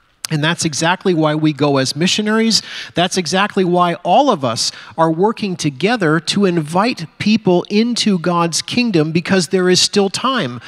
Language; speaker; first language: English; native; English